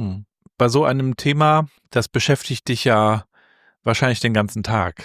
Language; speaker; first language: German; native; German